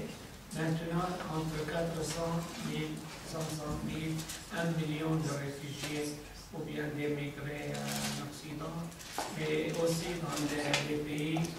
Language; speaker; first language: French; non-native, fluent; Arabic